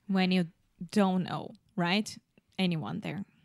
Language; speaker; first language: English; non-native, fluent; Portuguese